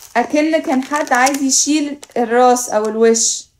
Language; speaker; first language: Arabic; native; Arabic